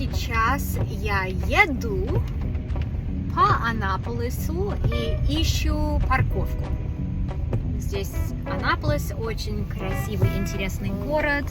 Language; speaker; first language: Russian; non-native, fluent; English